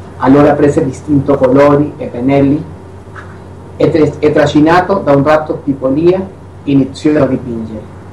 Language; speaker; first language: Italian; non-native, fluent; Spanish